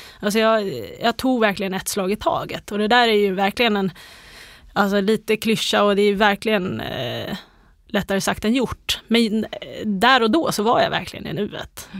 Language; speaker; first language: Swedish; native; Swedish